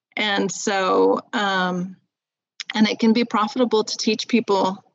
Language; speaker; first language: English; native; English